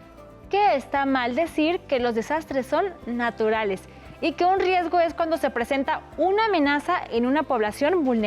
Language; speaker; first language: Spanish; native; Spanish